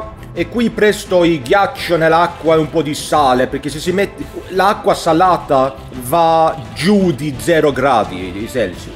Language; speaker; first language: Italian; non-native, learner; Swedish